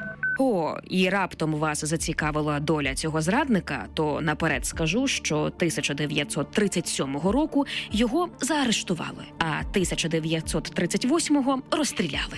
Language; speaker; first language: Ukrainian; native; Ukrainian